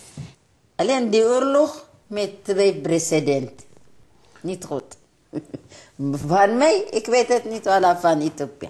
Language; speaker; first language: Dutch; non-native, learner; Tigrinya